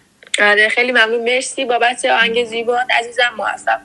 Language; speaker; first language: Persian; native; Persian